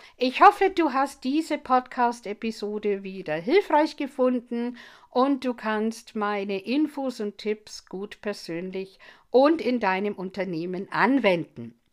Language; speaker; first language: German; non-native, fluent; English